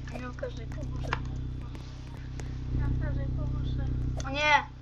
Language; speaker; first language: Polish; native; Polish